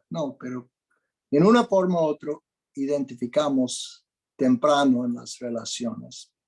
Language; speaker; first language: Spanish; non-native, fluent; English